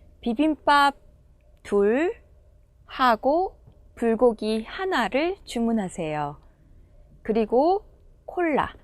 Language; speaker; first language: Korean; non-native, fluent; Indonesian